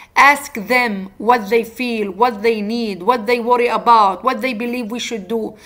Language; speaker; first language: English; non-native, fluent; Arabic